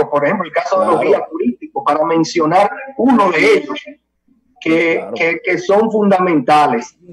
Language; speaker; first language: Spanish; native; Spanish